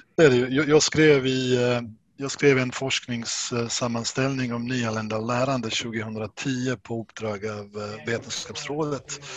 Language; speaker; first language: Swedish; non-native, fluent; Bosnian